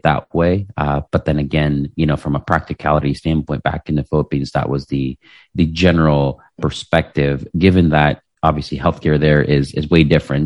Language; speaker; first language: English; non-native, local second language; Filipino